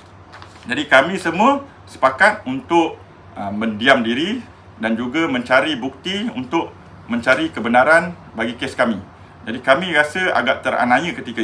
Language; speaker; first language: Malay; native; Malay